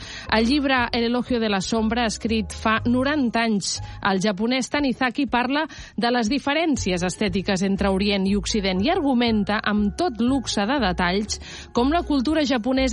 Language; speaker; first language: Catalan; native; Catalan